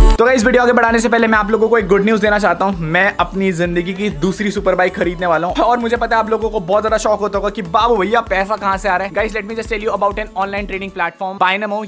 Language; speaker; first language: Hindi; native; Hindi